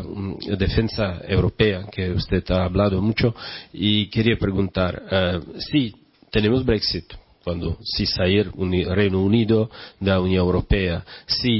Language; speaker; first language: Spanish; non-native, learner; Czech